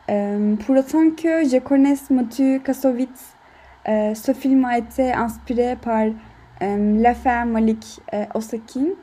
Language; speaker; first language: French; non-native, learner; Turkish